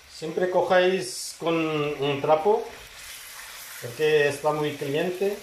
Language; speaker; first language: Spanish; non-native, learner; Urdu